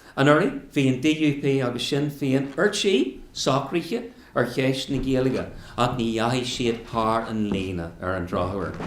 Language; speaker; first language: Irish; non-native, local second language; English